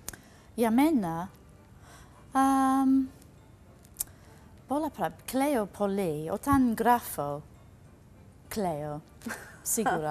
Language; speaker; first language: Greek; non-native, learner; English